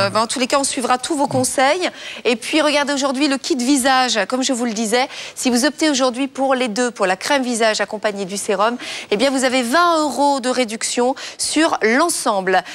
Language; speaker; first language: French; native; French